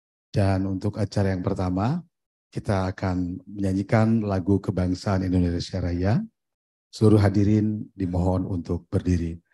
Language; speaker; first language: Indonesian; native; Indonesian